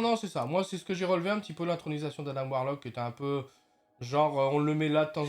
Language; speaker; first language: French; native; French